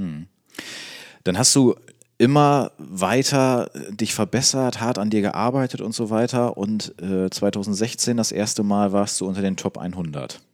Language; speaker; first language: German; native; German